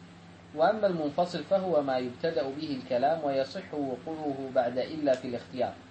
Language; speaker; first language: Arabic; native; Arabic